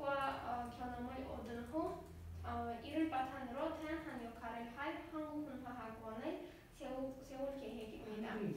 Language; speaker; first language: Korean; non-native, learner; Azerbaijani